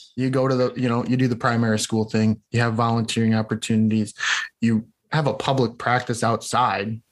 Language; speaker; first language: English; native; English